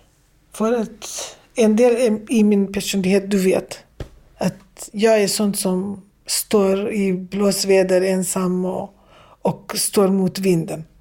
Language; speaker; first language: Swedish; non-native, fluent; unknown